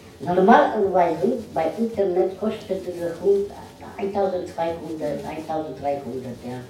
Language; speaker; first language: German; non-native, learner; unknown